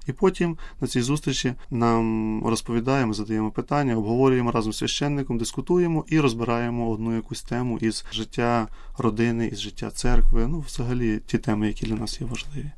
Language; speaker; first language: Ukrainian; native; Ukrainian